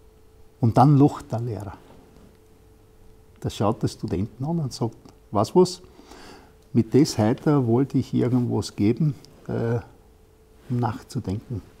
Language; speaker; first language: German; non-native, fluent; English